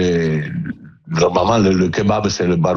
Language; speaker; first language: French; non-native, learner; Italian